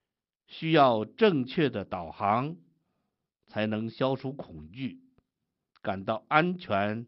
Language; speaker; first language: Chinese; native; Chinese